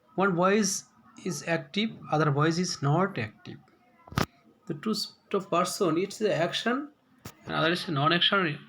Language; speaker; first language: English; non-native, local second language; Bangla